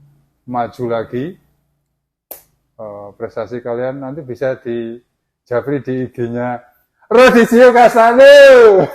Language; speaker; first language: Indonesian; native; Indonesian